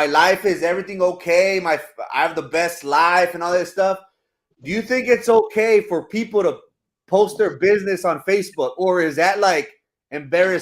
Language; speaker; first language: English; early bilingual, other home language; Spanish